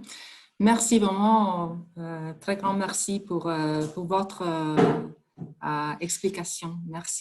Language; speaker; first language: French; non-native, fluent; Italian